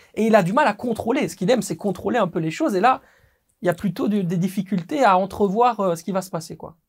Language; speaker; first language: French; native; French